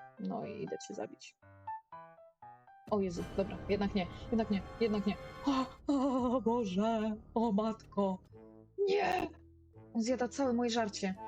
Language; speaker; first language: Polish; native; Polish